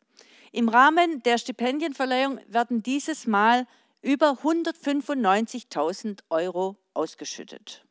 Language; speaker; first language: German; native; German